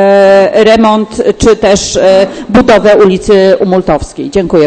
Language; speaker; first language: Polish; native; Polish